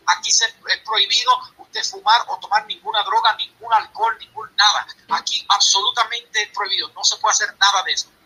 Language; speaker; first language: Spanish; early bilingual, heritage; Spanish